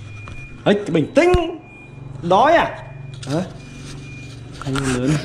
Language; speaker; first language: Vietnamese; native; Vietnamese